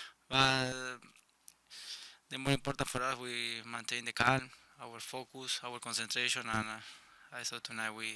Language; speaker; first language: English; non-native, learner; Spanish